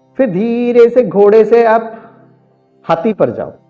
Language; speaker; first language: Hindi; non-native, local second language; Malayalam